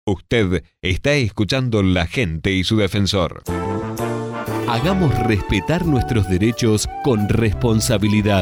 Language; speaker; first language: Spanish; native; Spanish